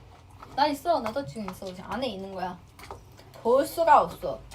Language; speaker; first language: Korean; non-native, fluent; Chinese